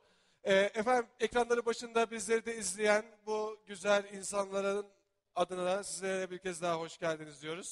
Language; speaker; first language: Turkish; native; Turkish